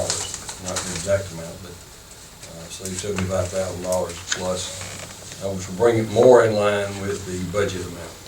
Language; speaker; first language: English; native; English